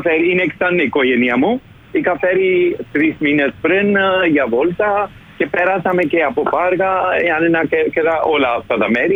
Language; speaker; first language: Greek; non-native, learner; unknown